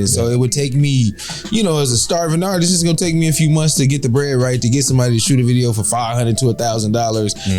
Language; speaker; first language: English; native; English